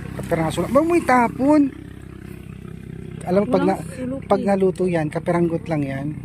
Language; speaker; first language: Filipino; native; Filipino